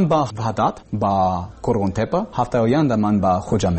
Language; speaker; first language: Persian; non-native, learner; English